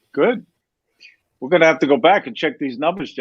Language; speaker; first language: English; native; English